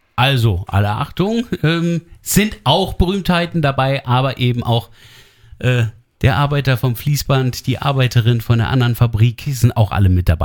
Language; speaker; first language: German; native; German